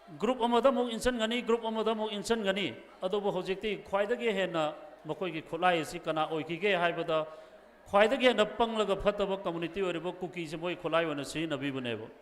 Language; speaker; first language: Manipuri; non-native, local second language; Tangkhul Naga (India)